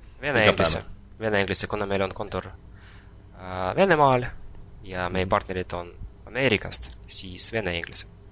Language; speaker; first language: Estonian; non-native, local second language; Russian